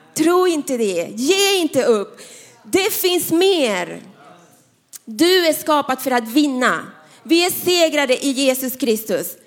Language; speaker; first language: Swedish; non-native, fluent; Spanish